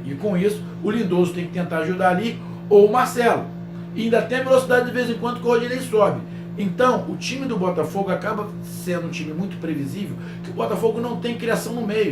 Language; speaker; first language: Portuguese; native; Portuguese